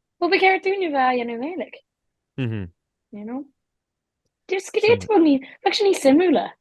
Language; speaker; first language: Irish; native; Irish